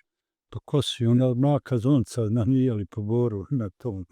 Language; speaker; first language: Bosnian; native; Bosnian